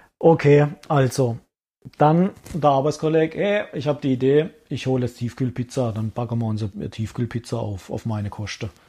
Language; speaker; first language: German; early bilingual, other home language; Italian